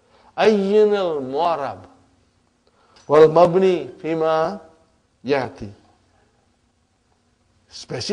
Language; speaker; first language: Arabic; non-native, fluent; Urdu